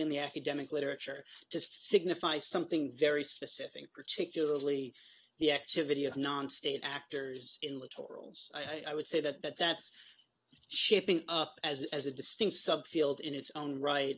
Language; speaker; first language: English; native; English